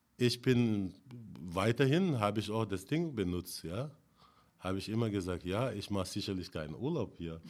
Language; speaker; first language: German; non-native, fluent; Wolof